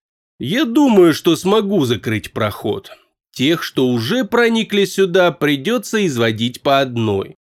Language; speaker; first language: Russian; native; Russian